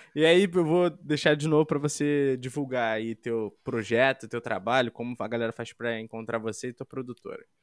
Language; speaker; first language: Portuguese; native; Portuguese